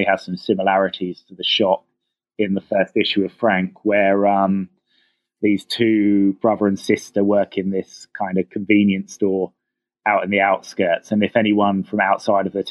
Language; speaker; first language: English; native; English